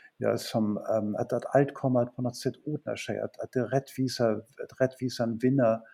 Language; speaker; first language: Swedish; non-native, fluent; German